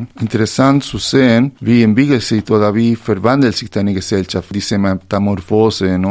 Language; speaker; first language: German; non-native, fluent; Spanish